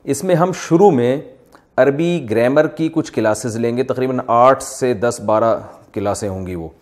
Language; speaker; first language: Urdu; native; Urdu